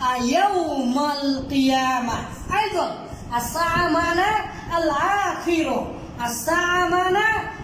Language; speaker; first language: Arabic; non-native, fluent; Bangla